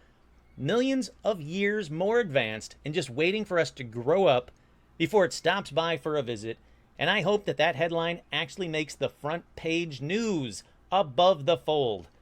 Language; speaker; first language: English; native; English